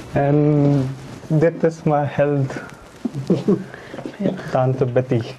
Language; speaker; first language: Dutch; non-native, learner; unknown